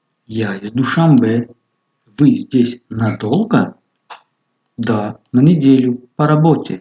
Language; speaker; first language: Russian; non-native, local second language; Tajik